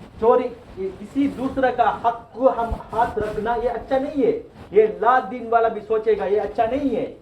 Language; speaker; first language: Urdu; non-native, local second language; Tamil